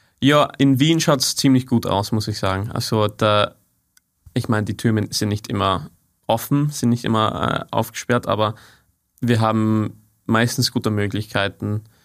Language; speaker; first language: German; non-native, fluent; English